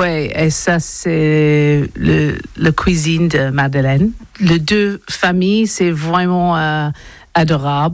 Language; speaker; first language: French; non-native, learner; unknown